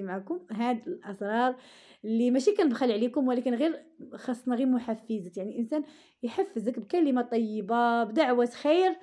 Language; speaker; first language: Arabic; native; Arabic